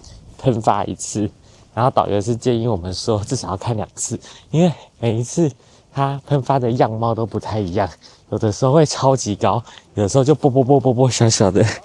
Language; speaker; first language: Chinese; native; Chinese